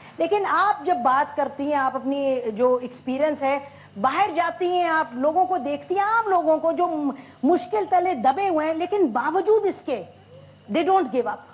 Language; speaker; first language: Urdu; native; Urdu